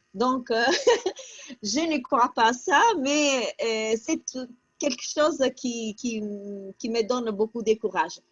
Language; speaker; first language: French; non-native, fluent; Italian